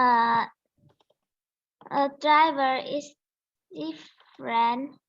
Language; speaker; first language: English; non-native, learner; Vietnamese